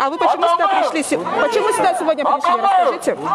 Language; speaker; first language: Russian; native; Russian